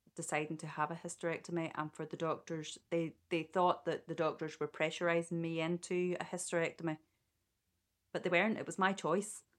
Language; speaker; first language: English; native; English